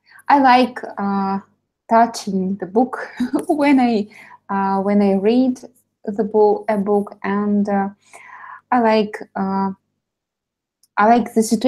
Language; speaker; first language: English; non-native, fluent; Russian